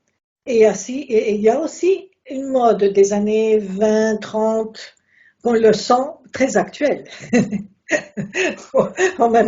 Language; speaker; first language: French; non-native, fluent; Spanish